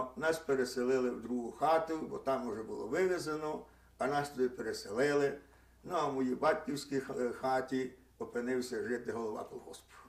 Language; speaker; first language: Ukrainian; native; Ukrainian